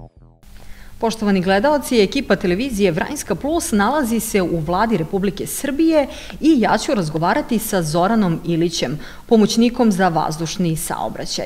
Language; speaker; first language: Serbian; native; Serbian